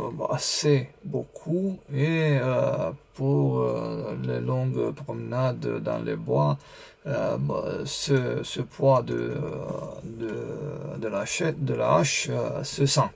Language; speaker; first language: French; non-native, learner; Romanian